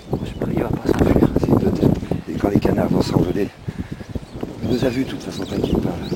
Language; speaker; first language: French; native; French